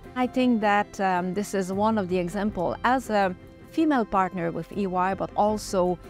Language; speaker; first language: English; non-native, fluent; French